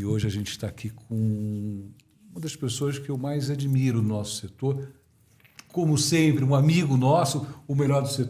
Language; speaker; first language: Portuguese; native; Portuguese